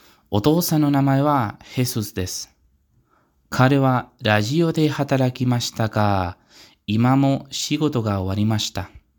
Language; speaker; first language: Japanese; non-native, learner; Spanish